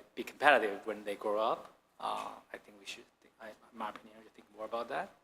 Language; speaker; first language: English; non-native, fluent; Chinese